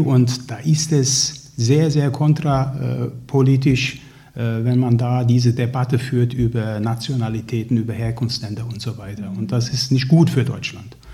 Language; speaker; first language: German; early bilingual, other home language; Turkish